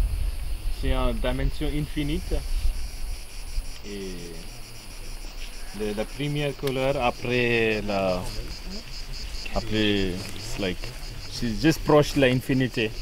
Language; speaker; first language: French; non-native, learner; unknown